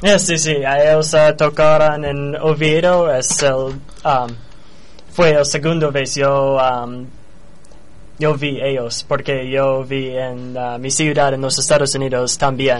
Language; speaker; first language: Spanish; non-native, learner; English